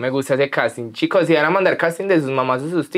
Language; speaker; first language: Spanish; native; Spanish